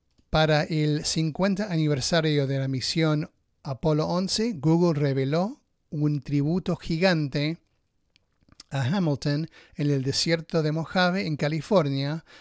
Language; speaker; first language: Spanish; native; Spanish